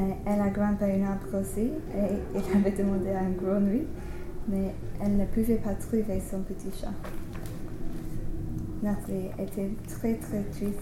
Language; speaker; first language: French; non-native, learner; English